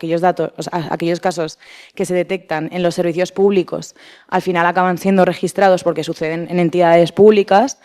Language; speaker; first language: Spanish; native; Spanish